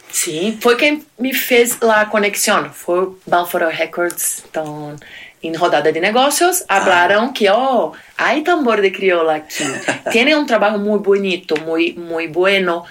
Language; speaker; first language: Spanish; non-native, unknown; Portuguese